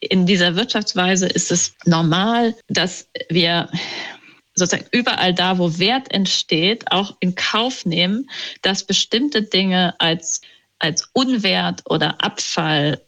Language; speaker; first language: German; native; German